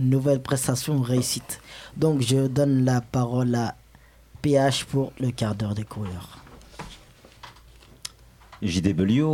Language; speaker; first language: French; native; French